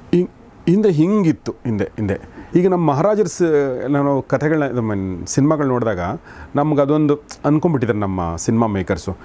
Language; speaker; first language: Kannada; native; Kannada